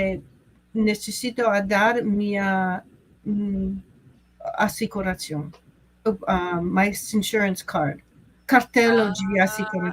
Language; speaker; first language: Portuguese; non-native, learner; English